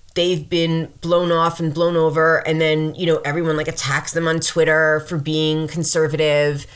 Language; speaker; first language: English; native; English